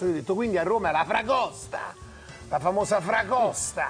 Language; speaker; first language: Italian; native; Italian